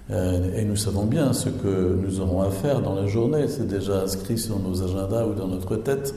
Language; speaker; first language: French; native; French